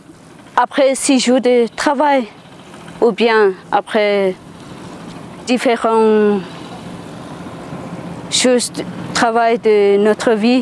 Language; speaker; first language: French; non-native, fluent; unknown